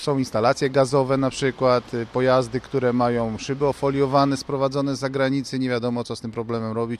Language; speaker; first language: Polish; native; Polish